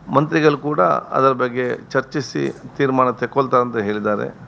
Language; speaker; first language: Kannada; non-native, local second language; Badaga